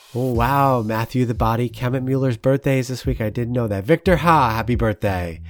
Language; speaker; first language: English; native; English